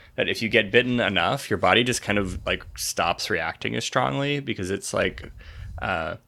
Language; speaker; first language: English; native; English